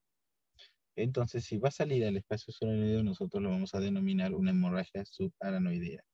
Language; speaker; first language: Spanish; native; Spanish